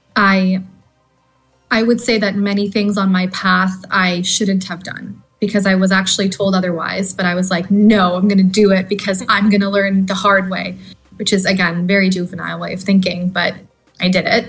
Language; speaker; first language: English; native; English